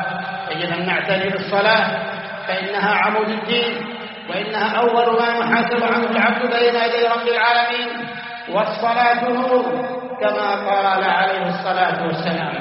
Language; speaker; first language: Arabic; native; Arabic